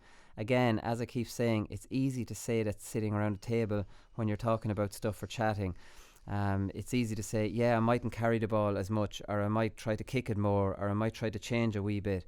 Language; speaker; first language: English; native; English